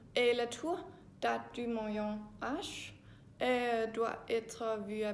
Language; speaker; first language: French; non-native, learner; Danish